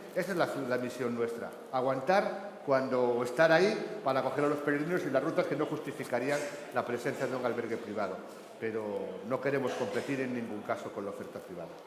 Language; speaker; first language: Spanish; non-native, local second language; Galician